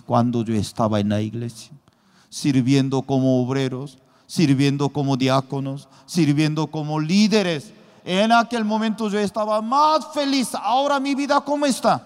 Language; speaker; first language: Spanish; non-native, learner; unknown